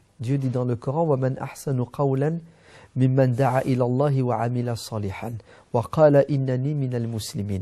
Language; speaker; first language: French; early bilingual, other home language; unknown